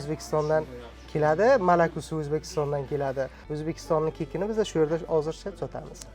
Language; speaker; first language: Uzbek; native; Uzbek